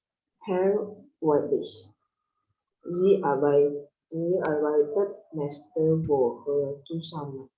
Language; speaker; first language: German; non-native, learner; Indonesian